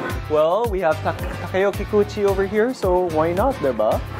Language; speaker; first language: English; non-native, local second language; Filipino